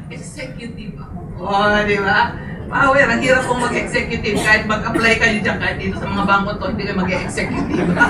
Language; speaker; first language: Filipino; native; Filipino